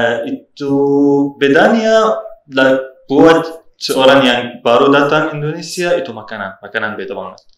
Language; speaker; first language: Indonesian; non-native, learner; Arabic